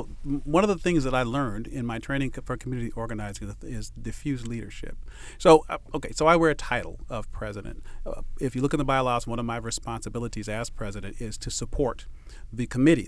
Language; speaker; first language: English; native; English